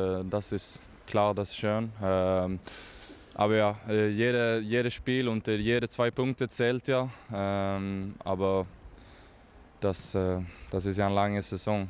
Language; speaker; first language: German; non-native, learner; Swedish